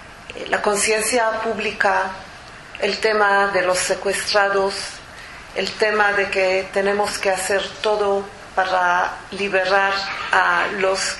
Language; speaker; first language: Spanish; non-native, fluent; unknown